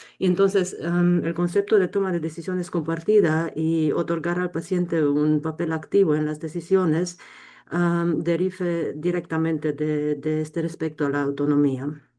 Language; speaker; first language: Spanish; non-native, fluent; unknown